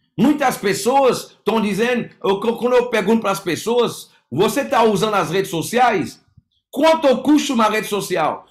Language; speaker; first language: Portuguese; non-native, fluent; French